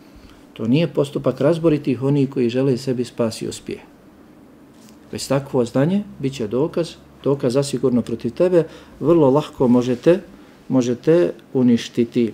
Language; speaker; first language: Serbian; native; Serbian